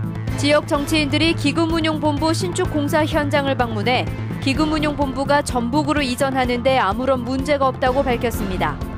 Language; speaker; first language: Korean; native; Korean